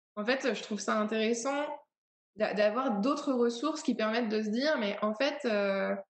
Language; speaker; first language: French; native; French